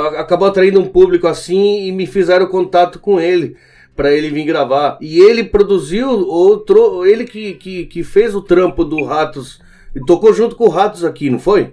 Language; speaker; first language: Portuguese; early bilingual, other home language; Spanish